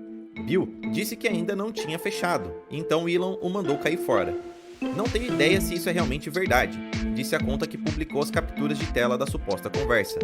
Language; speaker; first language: Portuguese; native; Portuguese